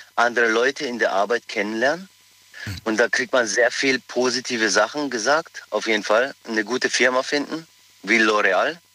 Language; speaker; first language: German; native; German